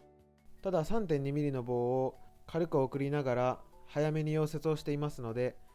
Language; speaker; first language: Japanese; native; Japanese